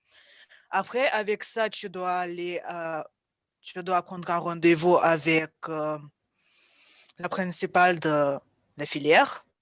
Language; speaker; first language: French; non-native, fluent; Russian